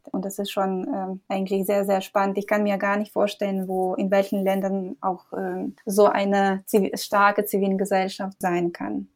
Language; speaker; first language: German; non-native, fluent; Ukrainian